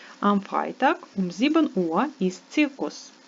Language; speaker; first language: German; non-native, fluent; Ukrainian